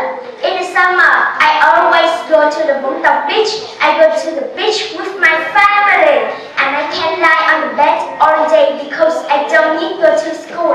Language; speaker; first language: English; non-native, learner; Vietnamese